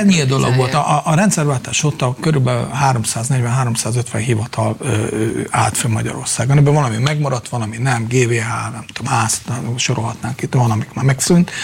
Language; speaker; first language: Hungarian; native; Hungarian